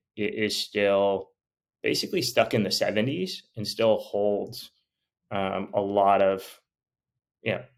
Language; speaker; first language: English; native; English